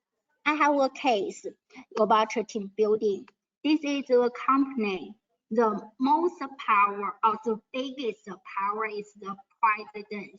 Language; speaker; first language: English; non-native, learner; Chinese